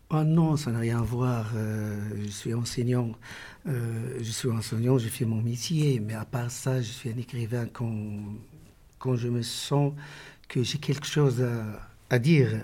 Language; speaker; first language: French; non-native, local second language; Arabic